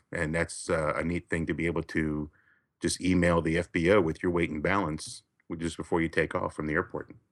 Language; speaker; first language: English; native; English